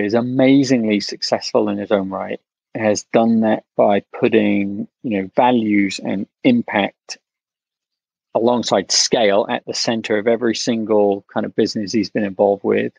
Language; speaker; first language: English; native; English